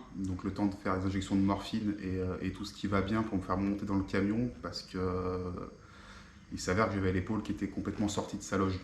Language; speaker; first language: French; native; French